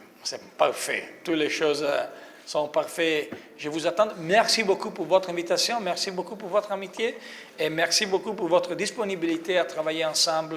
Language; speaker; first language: French; non-native, fluent; Italian